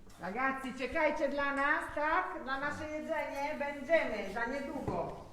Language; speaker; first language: Polish; non-native, fluent; Italian